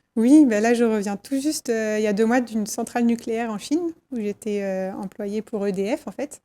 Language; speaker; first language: French; native; French